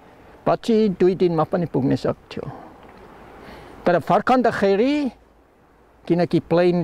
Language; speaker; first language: Nepali; non-native, learner; German